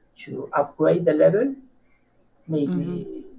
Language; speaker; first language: English; non-native, learner; Spanish